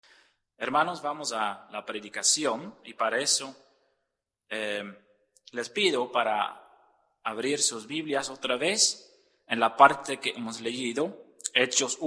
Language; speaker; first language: Spanish; non-native, fluent; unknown